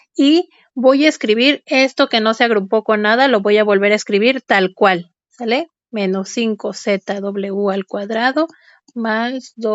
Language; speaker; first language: Spanish; native; Spanish